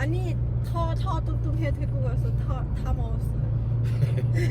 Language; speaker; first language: Korean; non-native, learner; Thai